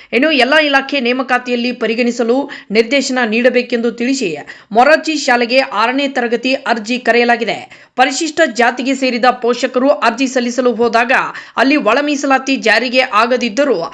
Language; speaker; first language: Kannada; native; Kannada